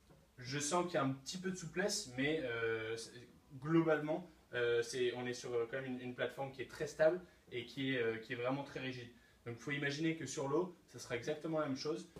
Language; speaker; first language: French; native; French